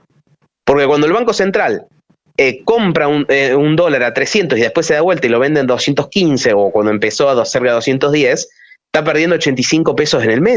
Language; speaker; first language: Spanish; native; Spanish